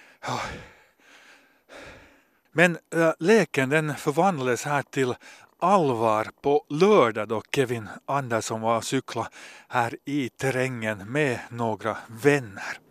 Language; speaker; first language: Swedish; native; Swedish